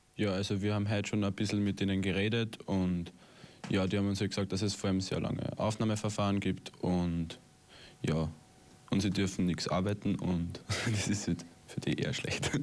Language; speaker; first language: German; native; German